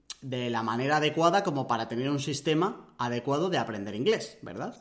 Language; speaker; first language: Spanish; native; Spanish